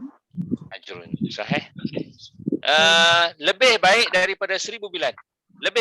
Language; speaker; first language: Malay; native; Malay